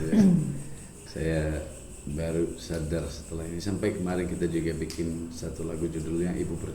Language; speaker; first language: Indonesian; non-native, fluent; English